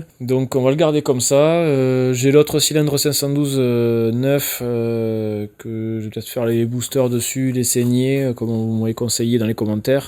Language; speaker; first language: French; native; French